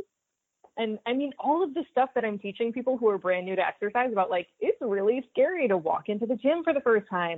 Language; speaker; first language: English; native; English